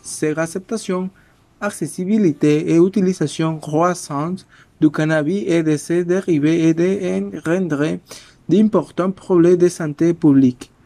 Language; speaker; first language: French; non-native, learner; Spanish